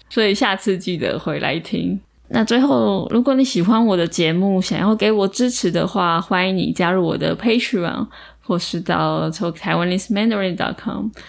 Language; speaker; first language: Chinese; native; Chinese